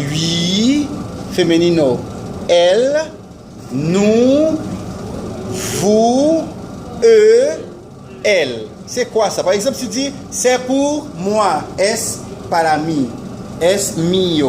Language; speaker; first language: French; non-native, fluent; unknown